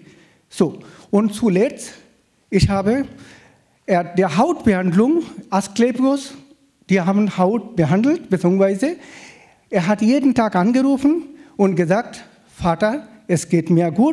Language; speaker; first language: German; non-native, fluent; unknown